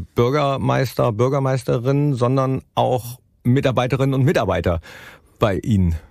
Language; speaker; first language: German; native; German